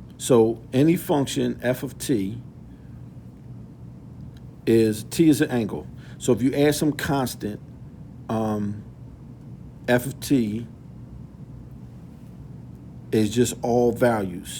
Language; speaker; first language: English; native; English